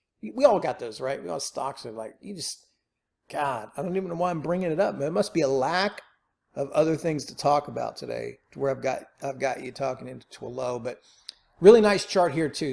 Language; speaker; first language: English; native; English